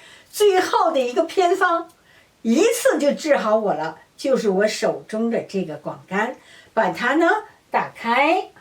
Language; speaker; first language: Chinese; native; Chinese